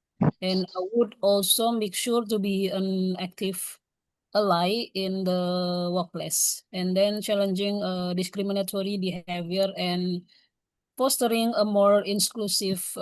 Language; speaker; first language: English; non-native, learner; Indonesian